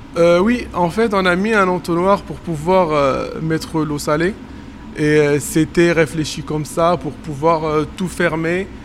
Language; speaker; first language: French; non-native, local second language; Arabic